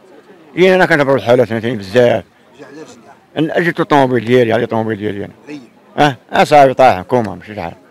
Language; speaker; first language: Arabic; native; Arabic